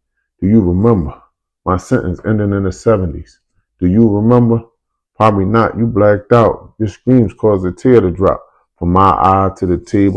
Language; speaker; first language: English; native; English